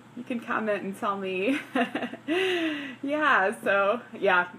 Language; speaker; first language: English; native; English